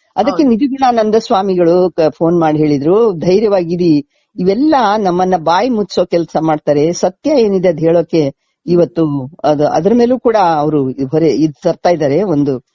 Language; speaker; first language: Kannada; non-native, local second language; Lambadi